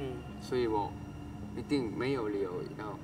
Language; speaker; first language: Chinese; non-native, learner; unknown